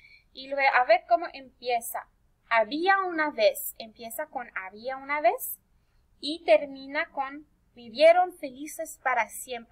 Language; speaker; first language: Spanish; early bilingual, heritage; Spanish